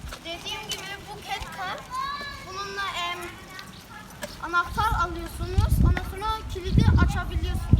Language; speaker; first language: Turkish; early bilingual, heritage; Turkish